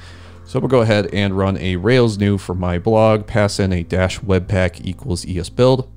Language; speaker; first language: English; native; English